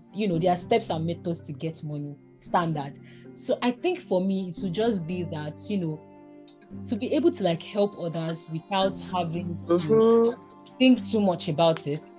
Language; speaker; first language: English; non-native, local second language; Yoruba